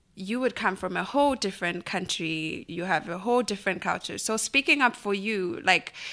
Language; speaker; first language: English; non-native, local second language; Bemba